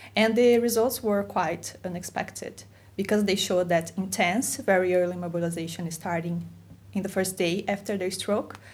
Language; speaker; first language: English; non-native, fluent; Portuguese